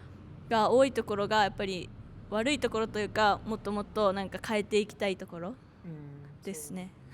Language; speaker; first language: Japanese; native; Japanese